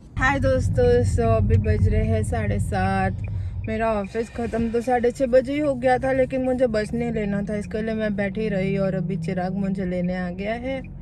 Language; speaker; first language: Hindi; non-native, local second language; Bangla